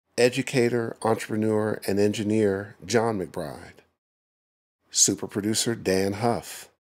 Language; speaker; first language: English; native; English